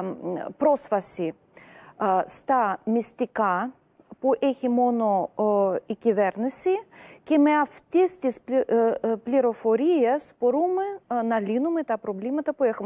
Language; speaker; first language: Greek; non-native, learner; Russian